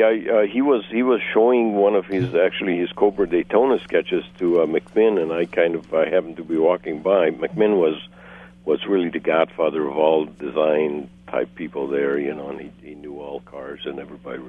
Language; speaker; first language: English; non-native, fluent; Hungarian